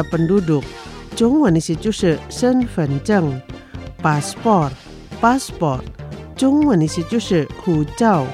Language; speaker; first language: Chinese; early bilingual, heritage; Chinese